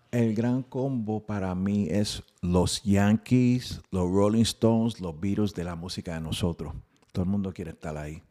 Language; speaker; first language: Spanish; early bilingual, heritage; Spanish